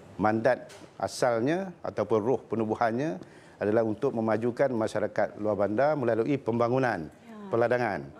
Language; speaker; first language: Malay; native; Malay